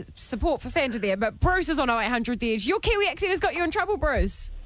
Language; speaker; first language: English; native; English